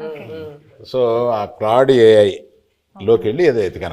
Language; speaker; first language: Telugu; native; Telugu